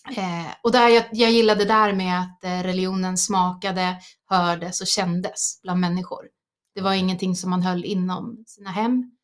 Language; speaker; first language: Swedish; early bilingual, other home language; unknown